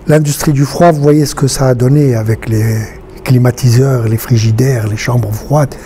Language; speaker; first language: French; non-native, local second language; Arabic